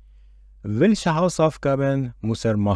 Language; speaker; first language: German; non-native, fluent; Persian